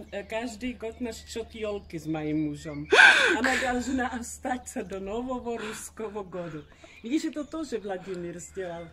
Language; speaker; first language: Russian; early bilingual, heritage; Czech